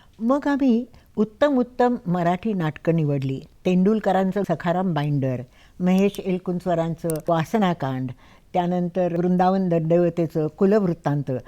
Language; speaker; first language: Marathi; native; Marathi